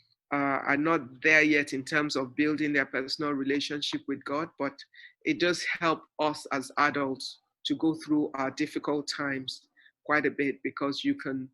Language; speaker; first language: English; non-native, local second language; Yoruba